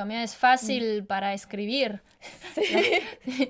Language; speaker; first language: Spanish; non-native, fluent; Chinese